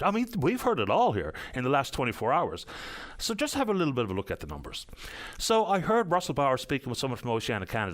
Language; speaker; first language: English; native; English